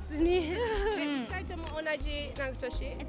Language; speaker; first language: Japanese; non-native, learner; English